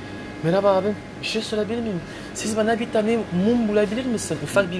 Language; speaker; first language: Turkish; non-native, learner; French